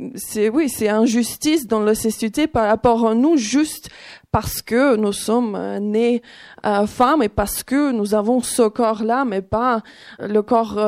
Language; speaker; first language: French; non-native, fluent; Ukrainian